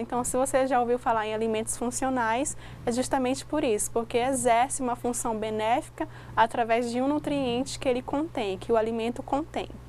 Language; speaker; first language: Portuguese; native; Portuguese